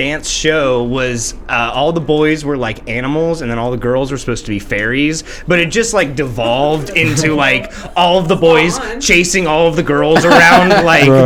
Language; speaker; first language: English; native; English